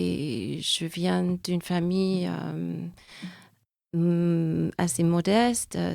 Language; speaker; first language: French; non-native, fluent; English